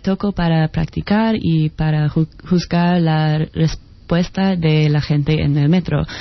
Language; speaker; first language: Spanish; non-native, learner; English